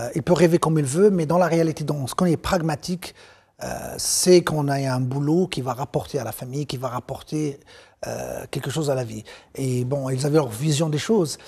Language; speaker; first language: French; non-native, local second language; Arabic